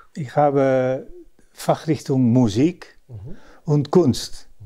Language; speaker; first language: German; early bilingual, other home language; Dutch